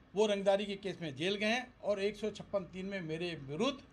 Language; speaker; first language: Hindi; native; Hindi